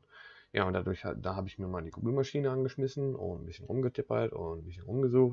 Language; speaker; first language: German; native; German